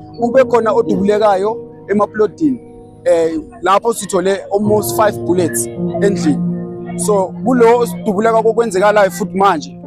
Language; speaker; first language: Zulu; native; Zulu